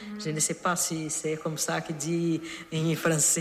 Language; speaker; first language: French; non-native, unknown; Portuguese